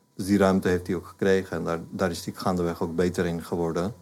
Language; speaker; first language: Dutch; non-native, fluent; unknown